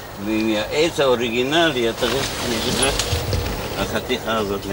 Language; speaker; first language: Hebrew; non-native, fluent; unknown